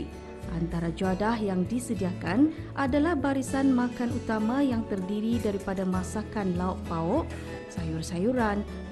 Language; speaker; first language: Malay; native; Malay